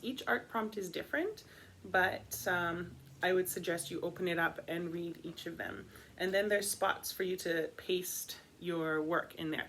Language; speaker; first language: English; native; English